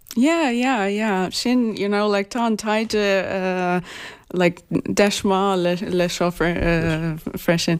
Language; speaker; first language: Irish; non-native, learner; German